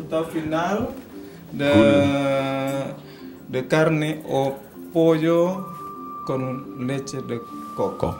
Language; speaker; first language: Spanish; non-native, fluent; Indonesian